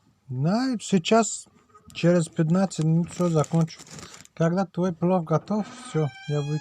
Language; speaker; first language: Russian; non-native, learner; Tajik